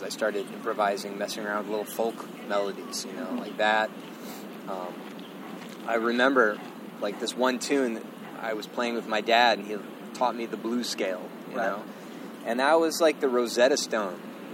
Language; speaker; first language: English; native; English